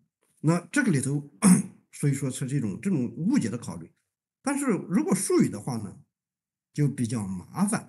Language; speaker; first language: Chinese; native; Chinese